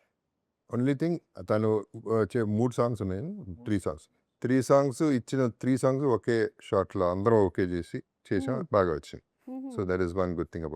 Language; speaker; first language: Telugu; native; Telugu